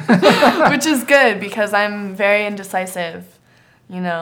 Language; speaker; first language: English; native; English